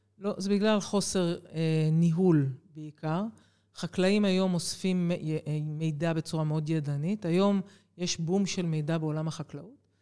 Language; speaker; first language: Hebrew; native; Hebrew